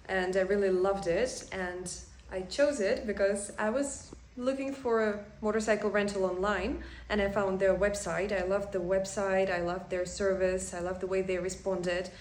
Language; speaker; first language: English; non-native, fluent; Russian